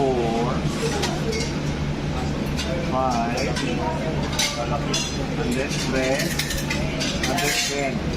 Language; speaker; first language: English; non-native, local second language; Filipino